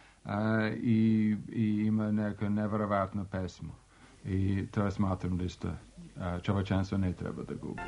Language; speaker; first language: Serbian; non-native, fluent; English